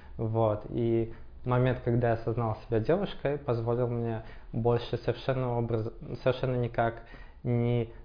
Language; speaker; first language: Russian; native; Russian